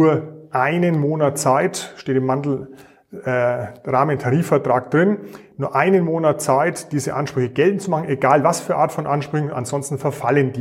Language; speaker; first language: German; native; German